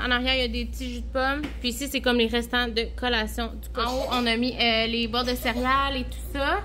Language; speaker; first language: French; native; French